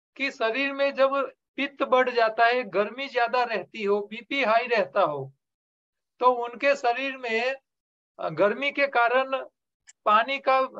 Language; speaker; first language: Hindi; non-native, local second language; Gujarati